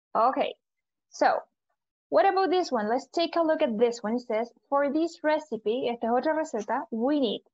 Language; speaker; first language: English; non-native, fluent; Spanish